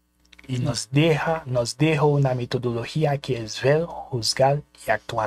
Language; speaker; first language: Spanish; non-native, fluent; Haitian Creole